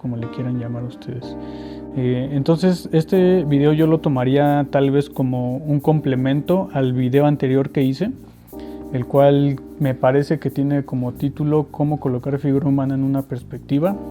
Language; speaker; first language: Spanish; native; Spanish